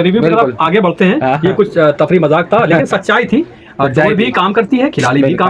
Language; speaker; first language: Hindi; native; Hindi